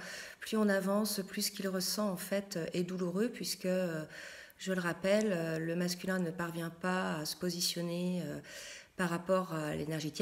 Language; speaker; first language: French; native; French